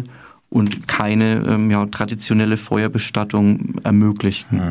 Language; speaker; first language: German; native; German